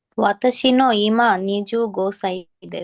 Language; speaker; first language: Japanese; non-native, learner; Bangla